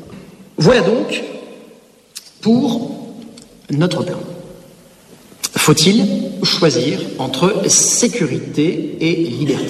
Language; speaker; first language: French; native; French